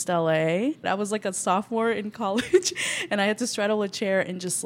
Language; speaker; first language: English; early bilingual, other home language; Spanish